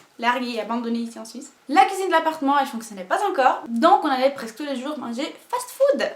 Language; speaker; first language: French; non-native, fluent; Portuguese